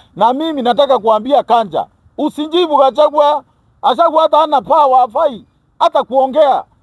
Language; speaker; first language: Swahili; non-native, local second language; Kikuyu